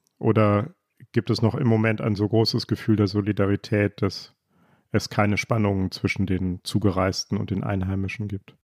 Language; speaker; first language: German; native; German